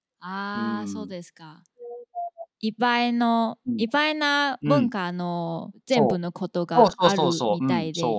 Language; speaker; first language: Japanese; non-native, fluent; Chinese